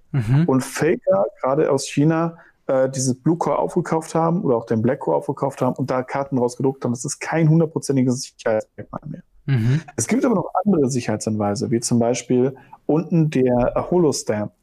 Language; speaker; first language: German; native; German